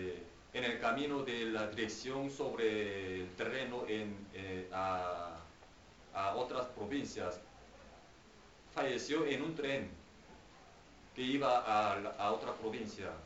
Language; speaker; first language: Spanish; non-native, fluent; Korean